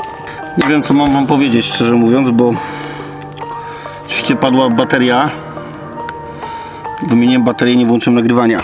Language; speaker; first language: Polish; native; Polish